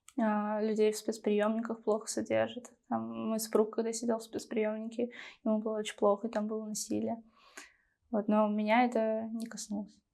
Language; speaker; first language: Russian; native; Russian